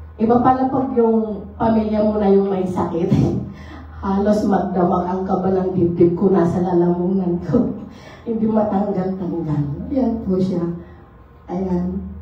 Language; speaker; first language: Filipino; non-native, local second language; Bikol